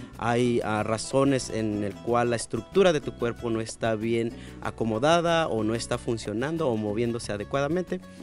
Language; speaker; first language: Spanish; native; Spanish